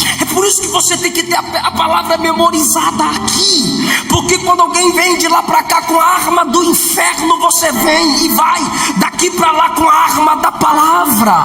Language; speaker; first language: Portuguese; native; Portuguese